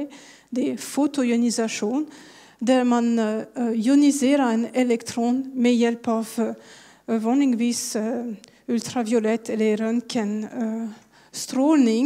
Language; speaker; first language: Swedish; non-native, fluent; French